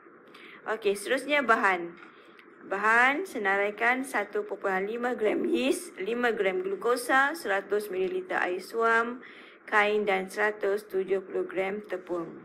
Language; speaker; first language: Malay; native; Malay